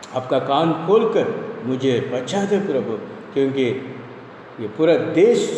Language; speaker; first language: Hindi; non-native, local second language; Tamil